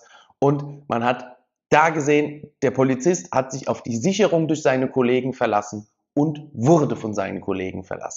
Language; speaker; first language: German; native; German